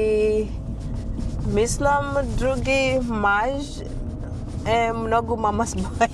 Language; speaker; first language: Macedonian; non-native, learner; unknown